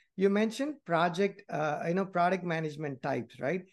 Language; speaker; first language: English; non-native, local second language; Tamil